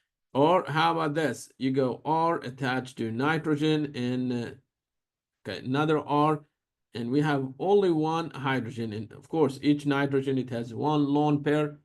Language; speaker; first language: English; non-native, fluent; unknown